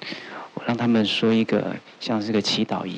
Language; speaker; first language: Chinese; native; Chinese